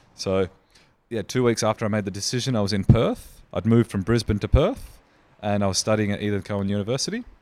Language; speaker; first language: English; native; English